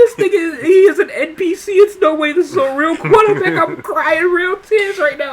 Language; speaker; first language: English; native; English